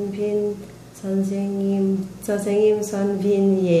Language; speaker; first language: Korean; non-native, learner; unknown